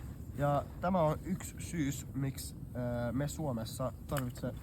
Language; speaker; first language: Finnish; non-native, local second language; Swedish